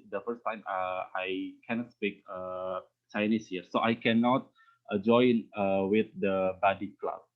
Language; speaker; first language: English; non-native, learner; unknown